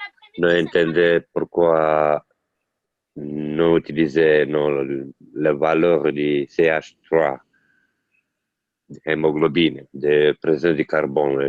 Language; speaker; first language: French; non-native, learner; Italian